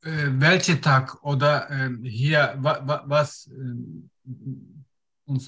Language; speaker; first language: German; non-native, learner; Turkish